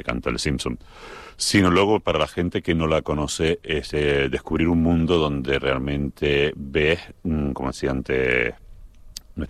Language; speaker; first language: Spanish; native; Spanish